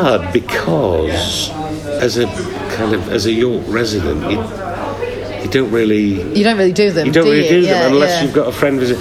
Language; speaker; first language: English; native; English